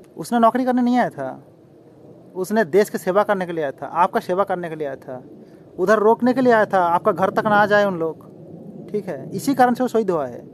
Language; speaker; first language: Hindi; non-native, local second language; Bangla